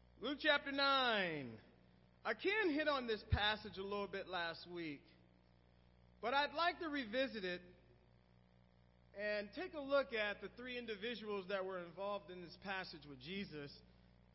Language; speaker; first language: English; native; English